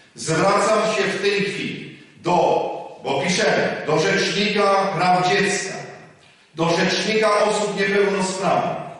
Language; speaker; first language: Polish; native; Polish